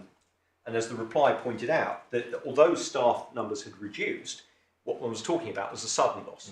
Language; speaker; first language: English; native; English